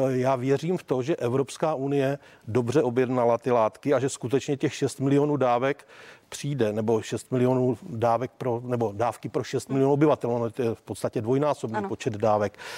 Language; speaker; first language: Czech; native; Czech